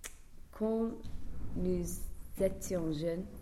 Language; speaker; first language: French; non-native, learner; English